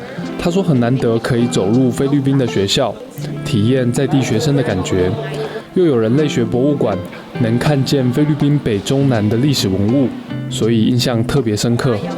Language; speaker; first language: Chinese; native; Chinese